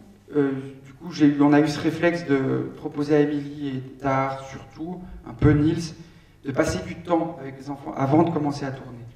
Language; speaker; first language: French; native; French